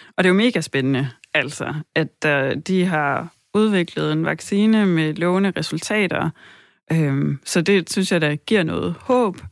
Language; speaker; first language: Danish; native; Danish